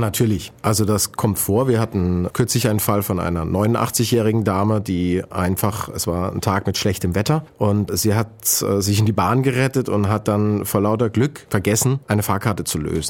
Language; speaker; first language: German; native; German